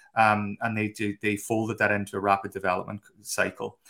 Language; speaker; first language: English; native; English